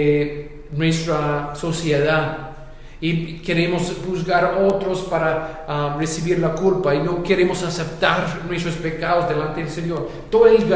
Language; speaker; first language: Spanish; non-native, fluent; English